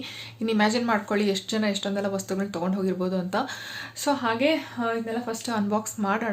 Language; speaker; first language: Kannada; native; Kannada